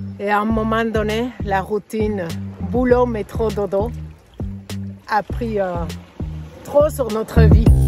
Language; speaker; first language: French; non-native, fluent; Spanish